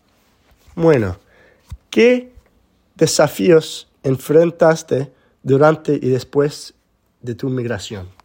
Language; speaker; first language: Spanish; early bilingual, heritage; Spanish